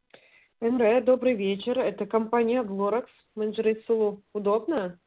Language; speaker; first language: Russian; native; Russian